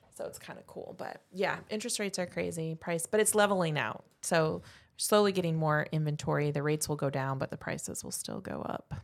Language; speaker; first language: English; native; English